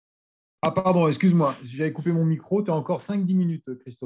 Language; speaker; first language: French; native; French